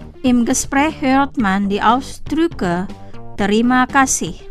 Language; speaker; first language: German; non-native, fluent; Indonesian